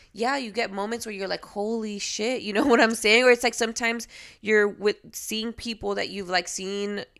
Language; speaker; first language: English; native; English